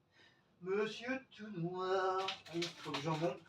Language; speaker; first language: French; native; French